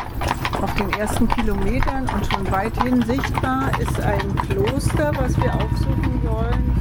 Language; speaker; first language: German; native; German